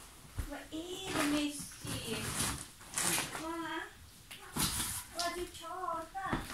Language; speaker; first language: Swedish; non-native, learner; Thai